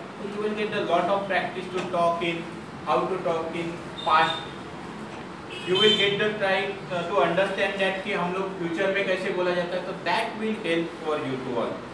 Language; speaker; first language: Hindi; non-native, local second language; Marathi